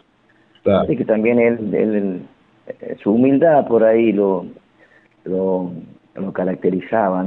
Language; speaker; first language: Spanish; native; Spanish